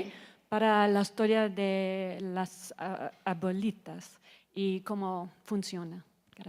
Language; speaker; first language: Spanish; non-native, learner; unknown